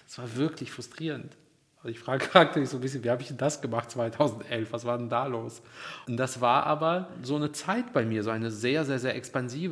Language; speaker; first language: German; early bilingual, other home language; Russian